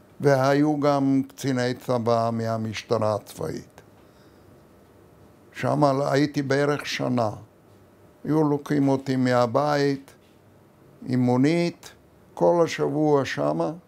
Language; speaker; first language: Hebrew; non-native, fluent; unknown